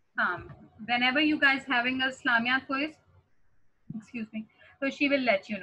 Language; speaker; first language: English; non-native, local second language; Hindi